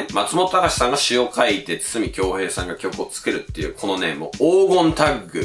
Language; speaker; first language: Japanese; native; Japanese